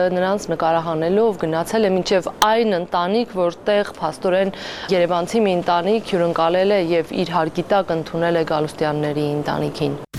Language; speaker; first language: Armenian; native; Armenian